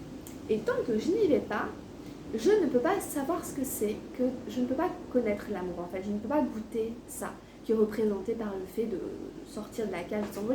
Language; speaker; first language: French; native; French